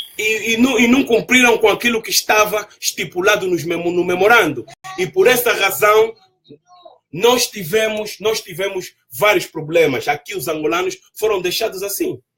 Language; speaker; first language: Portuguese; native; Portuguese